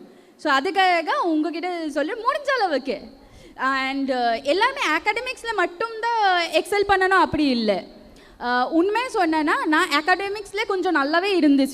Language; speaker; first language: Tamil; non-native, local second language; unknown